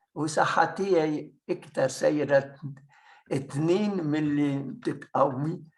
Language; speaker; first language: Maltese; early bilingual, heritage; Maltese